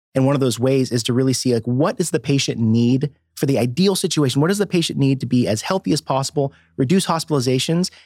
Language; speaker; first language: English; native; English